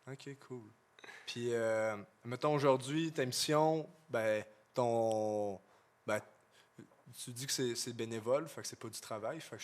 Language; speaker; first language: French; native; French